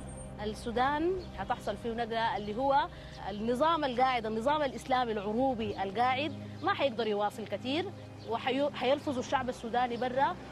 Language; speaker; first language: Arabic; native; Arabic